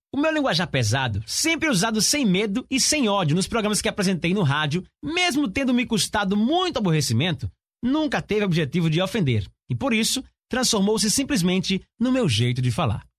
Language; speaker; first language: Portuguese; native; Portuguese